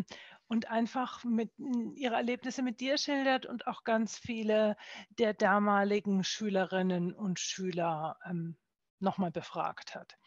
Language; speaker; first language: German; native; German